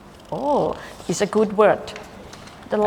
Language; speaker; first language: English; non-native, fluent; Thai